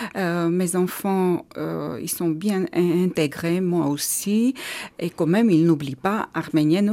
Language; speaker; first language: French; non-native, learner; Armenian